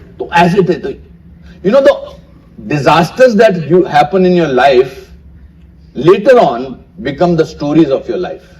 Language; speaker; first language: Hindi; native; Hindi